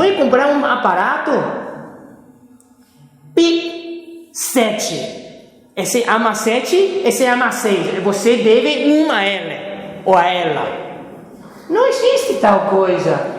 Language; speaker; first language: Portuguese; non-native, fluent; Spanish